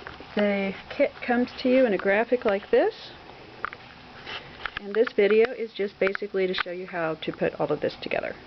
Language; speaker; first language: English; native; English